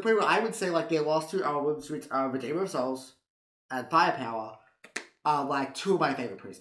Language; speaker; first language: English; native; English